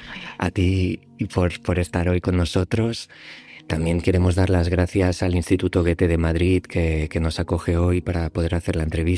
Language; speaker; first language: Spanish; native; Spanish